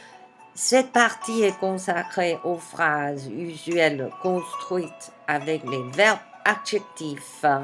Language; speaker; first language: French; non-native, fluent; Chinese